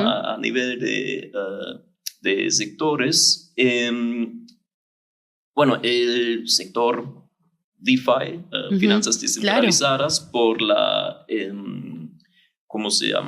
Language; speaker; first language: Spanish; non-native, fluent; German